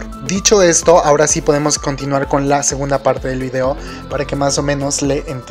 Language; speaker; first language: Spanish; native; Spanish